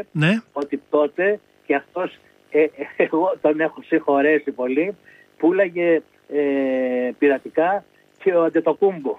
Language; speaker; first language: Greek; native; Greek